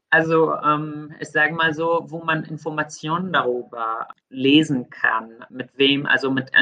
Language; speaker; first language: German; non-native, fluent; Arabic